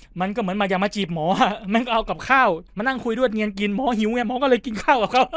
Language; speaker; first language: Thai; native; Thai